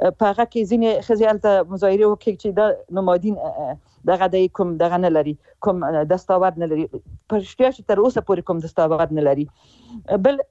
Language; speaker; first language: Pashto; non-native, local second language; Persian